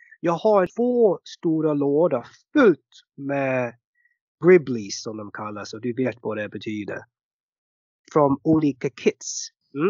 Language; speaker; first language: Swedish; non-native, fluent; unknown